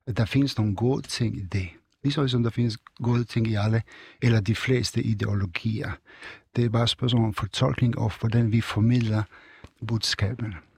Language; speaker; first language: Danish; non-native, fluent; Serbian